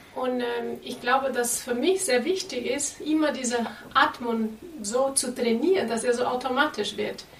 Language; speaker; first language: German; non-native, fluent; Portuguese